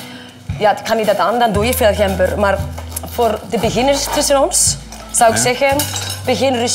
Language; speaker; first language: Dutch; non-native, fluent; Icelandic